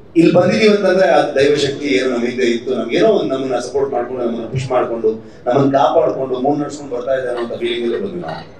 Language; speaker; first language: Kannada; native; Kannada